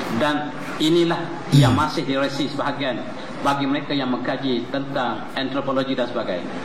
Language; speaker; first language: Malay; native; Malay